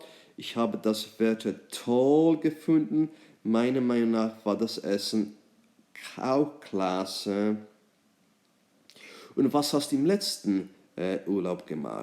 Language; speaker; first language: German; non-native, fluent; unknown